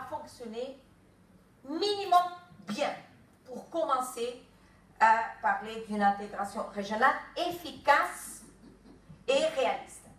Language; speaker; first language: French; non-native, fluent; Kabuverdianu